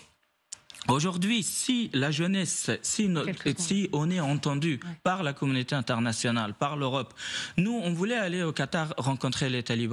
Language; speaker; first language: French; non-native, fluent; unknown